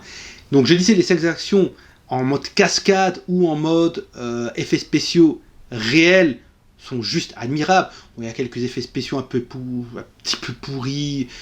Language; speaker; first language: French; native; French